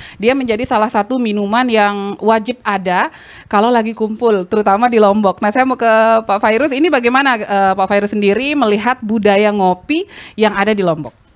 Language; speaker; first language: Indonesian; native; Indonesian